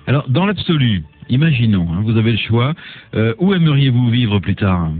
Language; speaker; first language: French; native; French